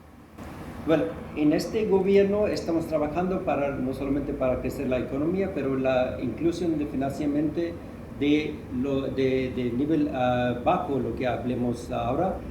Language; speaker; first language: Spanish; non-native, fluent; Hindi